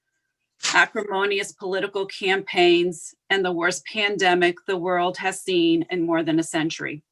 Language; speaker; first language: English; native; English